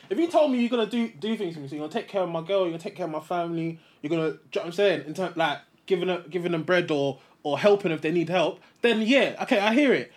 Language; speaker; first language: English; native; English